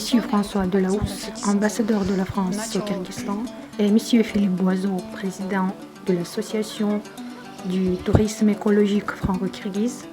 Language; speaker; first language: French; non-native, fluent; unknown